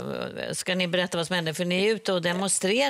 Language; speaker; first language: Swedish; native; Swedish